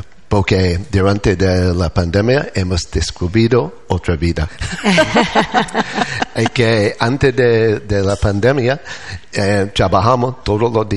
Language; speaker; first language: Spanish; non-native, learner; English